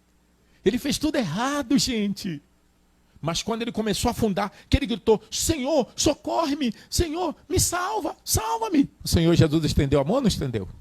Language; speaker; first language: Portuguese; native; Portuguese